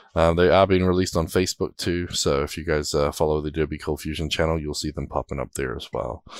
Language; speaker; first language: English; native; English